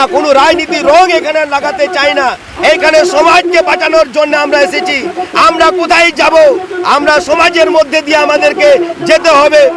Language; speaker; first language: Bangla; non-native, local second language; Santali